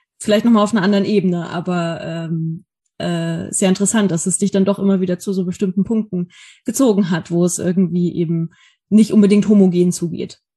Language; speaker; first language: German; native; German